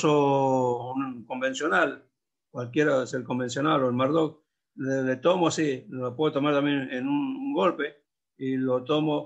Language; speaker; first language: Spanish; native; Spanish